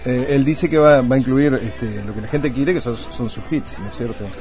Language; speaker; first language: Spanish; native; Spanish